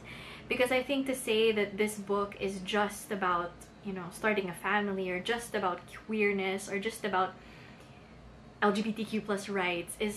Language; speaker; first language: English; non-native, local second language; Filipino